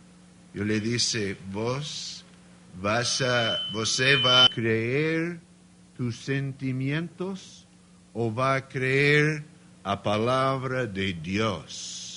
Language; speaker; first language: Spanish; non-native, learner; Portuguese